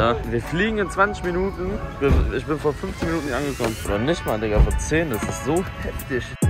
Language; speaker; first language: German; native; German